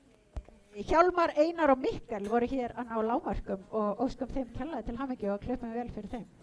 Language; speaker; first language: Icelandic; native; Icelandic